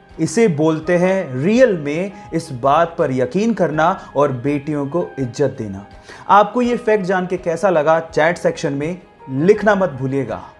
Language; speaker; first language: Hindi; native; Hindi